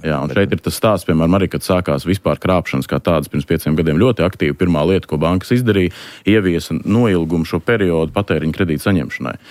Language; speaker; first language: Latvian; native; Latvian